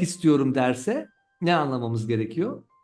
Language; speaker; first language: Turkish; native; Turkish